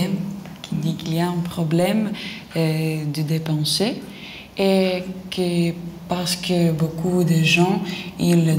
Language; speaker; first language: French; non-native, learner; Lithuanian